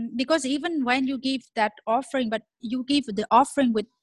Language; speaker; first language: English; non-native, fluent; Vietnamese